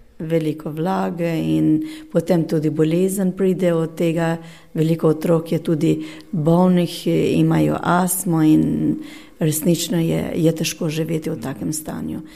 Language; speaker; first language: Slovenian; non-native, fluent; Albanian